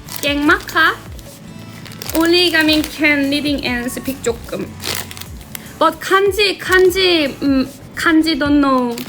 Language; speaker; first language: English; non-native, learner; Korean